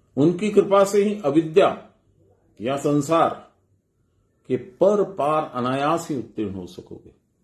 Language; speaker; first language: Hindi; native; Hindi